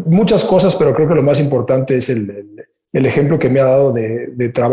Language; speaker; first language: Spanish; native; Spanish